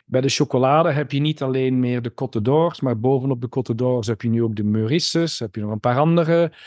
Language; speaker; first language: Dutch; native; Dutch